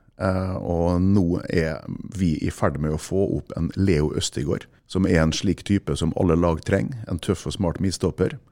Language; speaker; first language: Norwegian; native; Norwegian